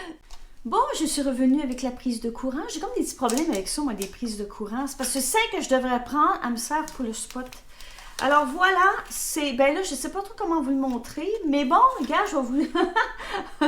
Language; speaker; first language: French; native; French